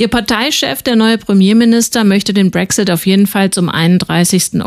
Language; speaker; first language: German; native; German